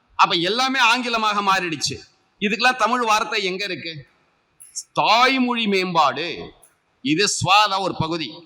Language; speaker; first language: Tamil; native; Tamil